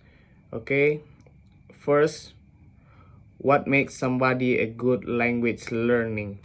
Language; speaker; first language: English; non-native, learner; Indonesian